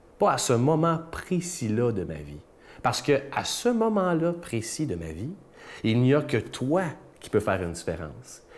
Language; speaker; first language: French; native; French